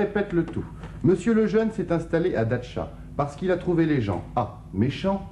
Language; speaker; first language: French; native; French